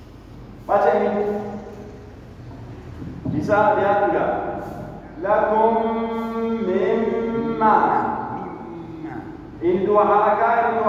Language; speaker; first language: Indonesian; non-native, learner; Arabic